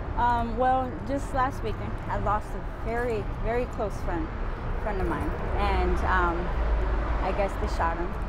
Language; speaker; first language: English; native; English